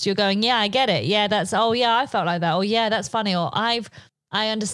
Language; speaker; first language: English; non-native, local second language; Polish